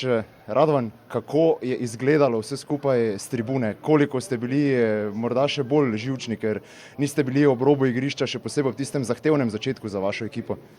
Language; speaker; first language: Slovenian; native; Slovenian